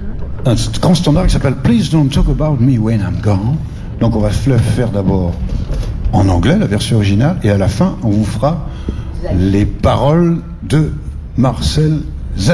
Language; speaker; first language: French; native; French